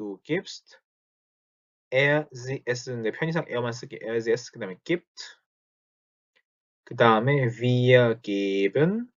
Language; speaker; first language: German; non-native, fluent; Korean